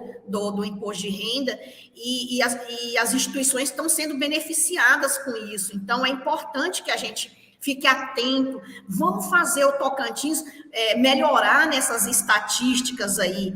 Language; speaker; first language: Portuguese; native; Portuguese